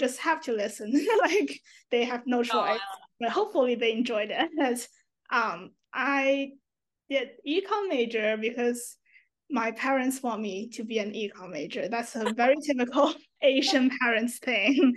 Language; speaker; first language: English; non-native, fluent; Chinese